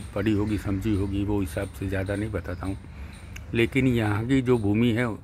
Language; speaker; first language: Hindi; non-native, local second language; Gujarati